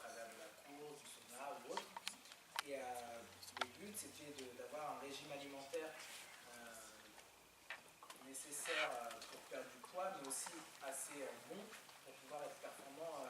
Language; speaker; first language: French; native; French